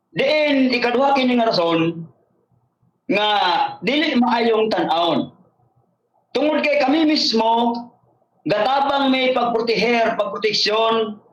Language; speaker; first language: Cebuano; non-native, local second language; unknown